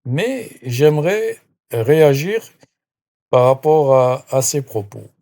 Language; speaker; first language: French; non-native, local second language; Arabic